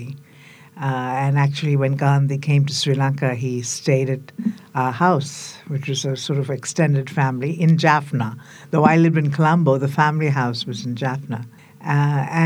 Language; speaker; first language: English; non-native, local second language; Tamil